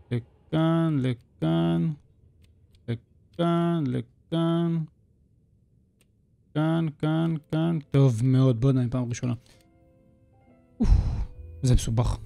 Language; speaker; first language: Hebrew; native; Hebrew